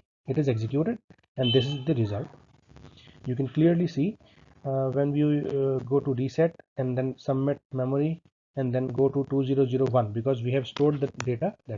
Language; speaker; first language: English; non-native, local second language; Hindi